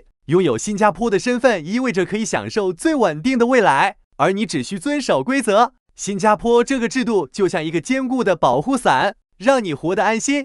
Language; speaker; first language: Chinese; native; Chinese